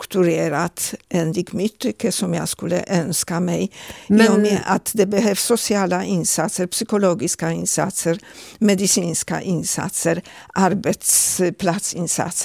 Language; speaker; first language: Swedish; non-native, fluent; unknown